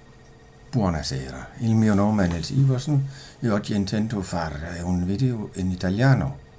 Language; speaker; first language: Italian; non-native, fluent; Danish